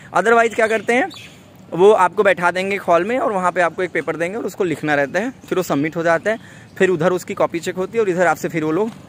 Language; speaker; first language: Hindi; native; Hindi